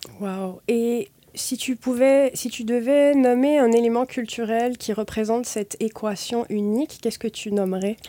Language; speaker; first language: French; native; French